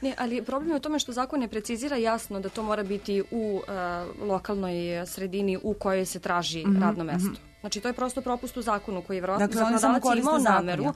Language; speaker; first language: Serbian; native; Serbian